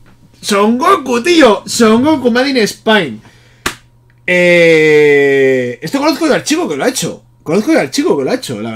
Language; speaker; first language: Spanish; native; Spanish